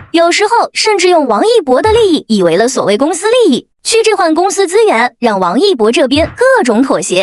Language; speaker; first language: Chinese; native; Chinese